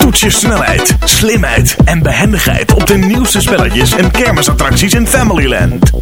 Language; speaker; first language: Dutch; native; Dutch